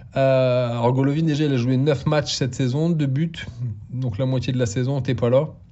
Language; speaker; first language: French; native; French